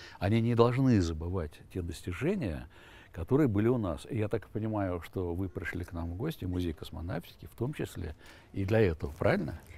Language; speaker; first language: Russian; native; Russian